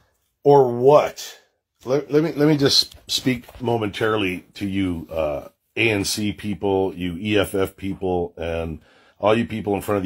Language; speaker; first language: English; native; English